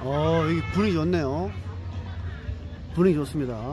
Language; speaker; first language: Korean; native; Korean